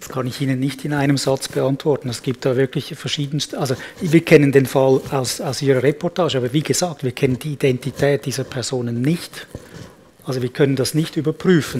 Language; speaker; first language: German; native; German